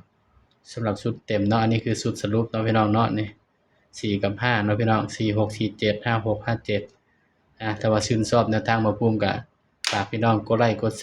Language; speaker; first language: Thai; non-native, local second language; Lao